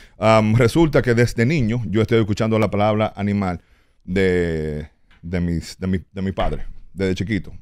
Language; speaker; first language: Spanish; early bilingual, heritage; Spanish